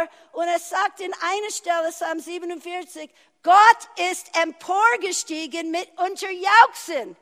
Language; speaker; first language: German; non-native, fluent; English